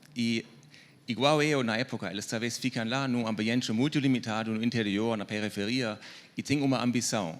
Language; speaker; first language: Portuguese; non-native, fluent; German